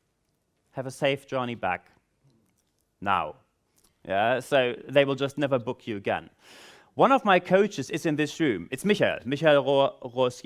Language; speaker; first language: English; non-native, fluent; German